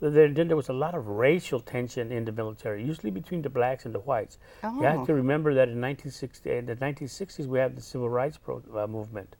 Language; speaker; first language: English; native; English